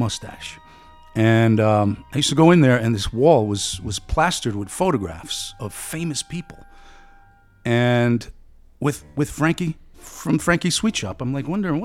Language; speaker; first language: English; early bilingual, other home language; Italian